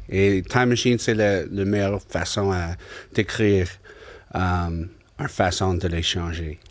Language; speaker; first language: French; non-native, local second language; English